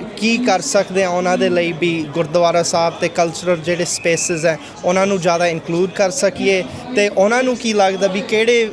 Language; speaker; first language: Punjabi; early bilingual, heritage; Punjabi